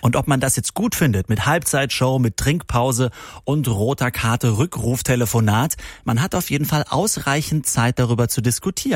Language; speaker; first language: German; native; German